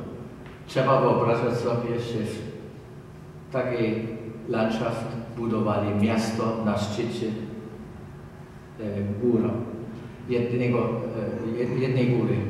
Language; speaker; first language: Polish; non-native, learner; German